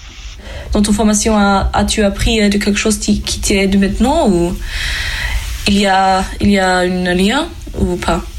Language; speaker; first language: French; non-native, learner; German